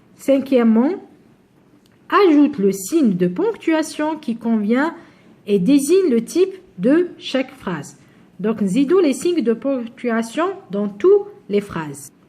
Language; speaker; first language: French; non-native, local second language; Arabic